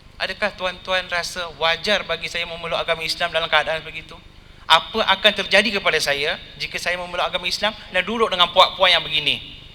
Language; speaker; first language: Malay; non-native, local second language; Tamil